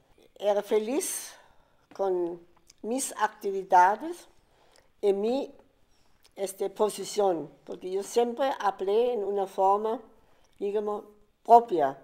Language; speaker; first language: Spanish; non-native, fluent; German